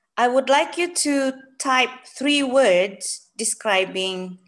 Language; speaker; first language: English; non-native, fluent; Malay